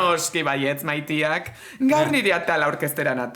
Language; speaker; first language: Basque; native; Basque